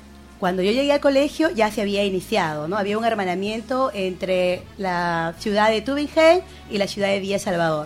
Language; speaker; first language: Spanish; native; Spanish